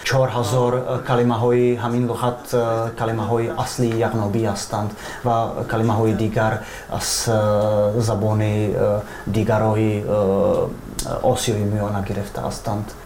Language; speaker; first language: Persian; non-native, fluent; Czech